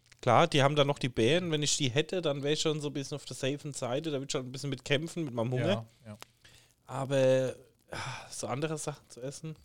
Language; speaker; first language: German; native; German